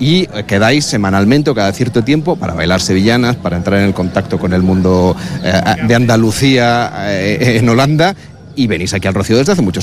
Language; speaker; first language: Spanish; native; Spanish